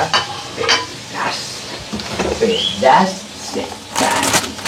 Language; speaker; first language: Indonesian; non-native, learner; Spanish